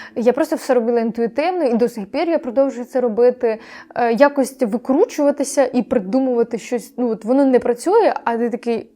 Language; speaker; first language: Ukrainian; non-native, local second language; Russian